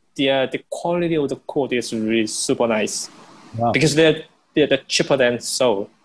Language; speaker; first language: English; non-native, fluent; Korean